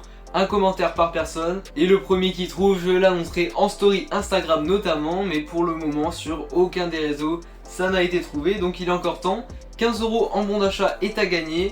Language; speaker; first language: French; native; French